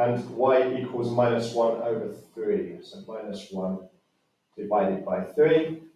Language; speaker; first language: English; native; English